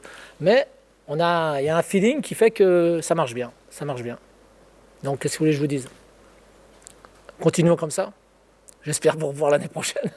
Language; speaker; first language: French; native; French